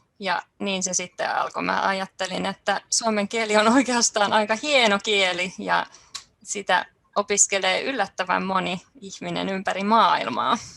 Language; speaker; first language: Finnish; native; Finnish